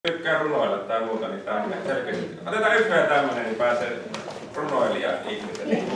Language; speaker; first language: Finnish; native; Finnish